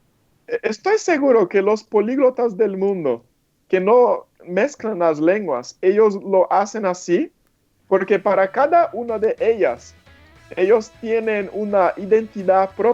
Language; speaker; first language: Spanish; non-native, fluent; Portuguese